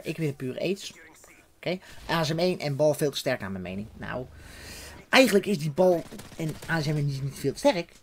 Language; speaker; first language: Dutch; native; Dutch